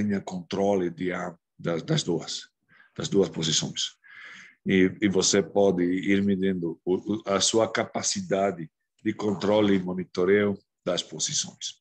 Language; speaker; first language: Portuguese; non-native, fluent; Spanish